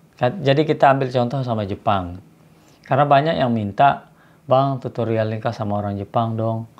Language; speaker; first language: Indonesian; native; Indonesian